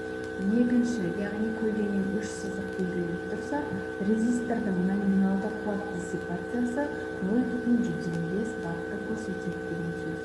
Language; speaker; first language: Kazakh; native; Kazakh